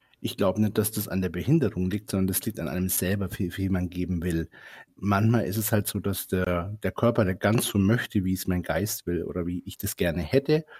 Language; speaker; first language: German; native; German